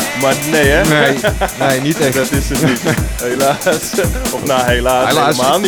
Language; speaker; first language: Dutch; native; Dutch